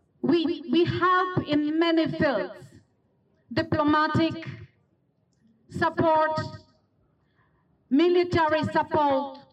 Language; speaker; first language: English; non-native, fluent; Polish